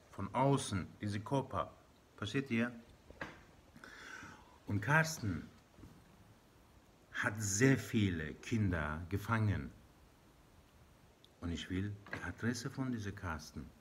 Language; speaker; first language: German; non-native, learner; Persian